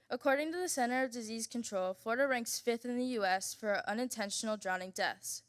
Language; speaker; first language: English; native; English